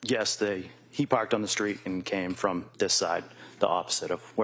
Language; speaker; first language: English; native; English